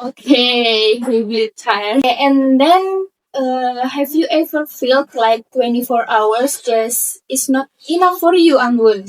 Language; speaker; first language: English; non-native, learner; Indonesian